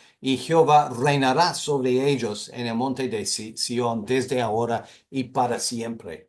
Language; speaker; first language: Spanish; non-native, fluent; English